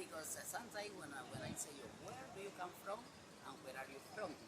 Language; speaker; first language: English; non-native, learner; Spanish